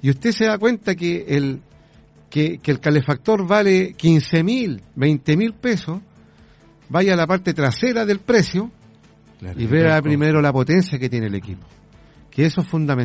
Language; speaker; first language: Spanish; native; Spanish